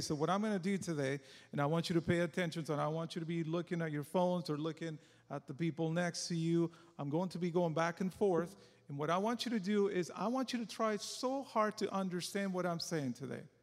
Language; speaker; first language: English; non-native, fluent; Spanish